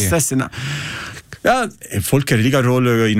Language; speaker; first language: Icelandic; non-native, learner; Italian